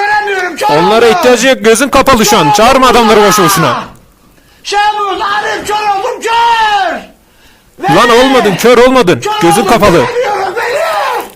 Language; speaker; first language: Turkish; native; Turkish